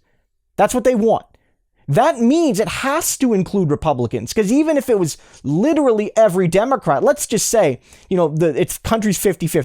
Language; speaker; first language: English; native; English